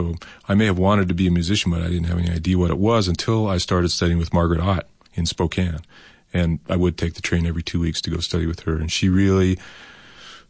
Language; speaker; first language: English; native; English